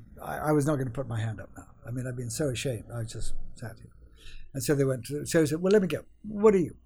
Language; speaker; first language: English; native; English